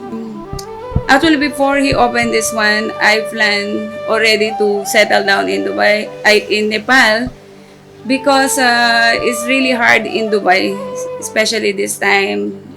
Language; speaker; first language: English; non-native, local second language; Filipino